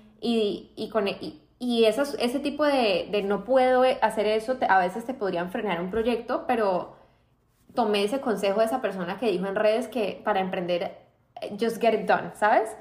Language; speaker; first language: Spanish; native; Spanish